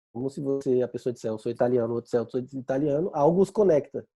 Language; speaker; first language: Portuguese; native; Portuguese